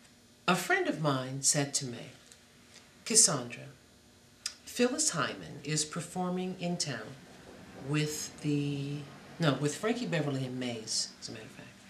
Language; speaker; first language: English; native; English